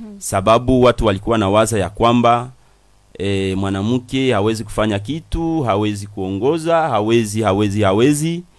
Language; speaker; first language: Swahili; native; Swahili